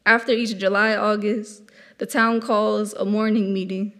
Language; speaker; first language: English; native; English